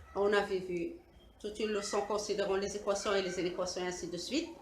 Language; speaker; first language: French; non-native, local second language; Arabic